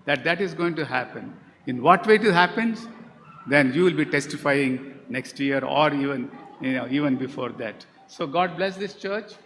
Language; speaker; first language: English; non-native, local second language; Telugu